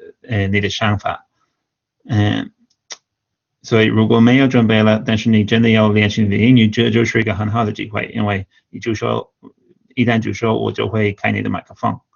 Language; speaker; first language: Chinese; non-native, fluent; English